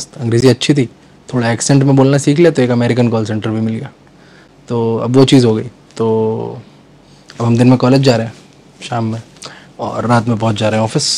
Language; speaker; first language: Hindi; native; Hindi